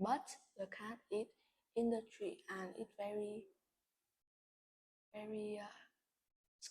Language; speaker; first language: English; non-native, learner; Vietnamese